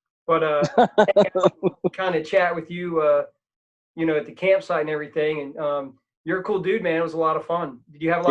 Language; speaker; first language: English; native; English